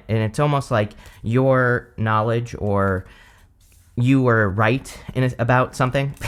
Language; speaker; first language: English; native; English